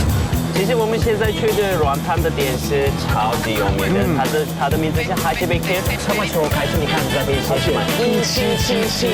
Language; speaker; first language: Chinese; non-native, fluent; Turkish